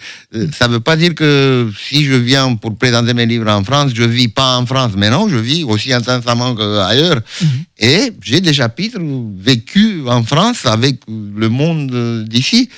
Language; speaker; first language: French; non-native, fluent; Romanian